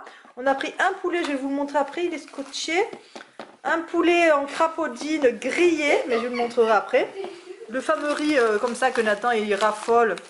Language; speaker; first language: French; native; French